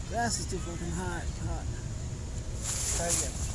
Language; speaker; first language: English; native; English